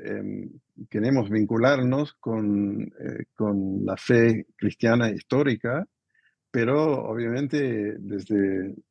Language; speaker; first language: Spanish; non-native, fluent; English